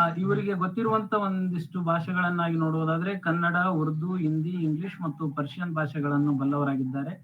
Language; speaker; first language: Kannada; native; Kannada